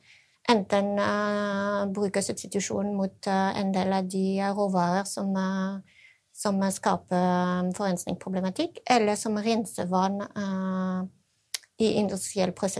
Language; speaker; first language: Norwegian; non-native, fluent; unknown